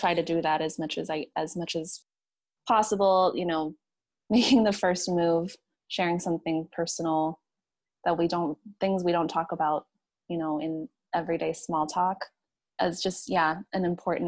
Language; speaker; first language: English; native; English